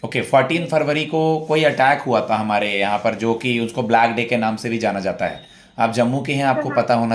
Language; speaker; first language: Hindi; native; Hindi